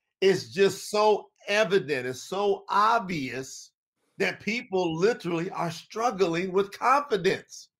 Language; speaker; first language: English; native; English